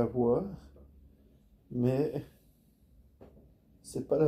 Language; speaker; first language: French; native; French